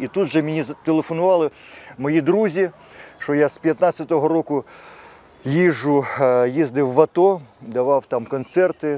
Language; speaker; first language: Ukrainian; native; Ukrainian